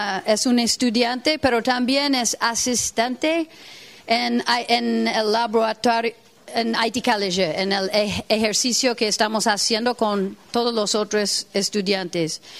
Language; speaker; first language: Spanish; non-native, fluent; English